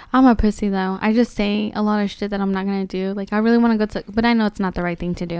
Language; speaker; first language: English; early bilingual, other home language; Spanish